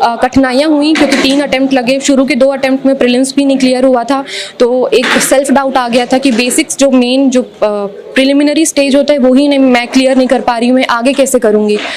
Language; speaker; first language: Hindi; native; Hindi